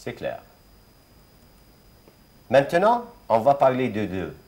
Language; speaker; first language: French; non-native, fluent; Arabic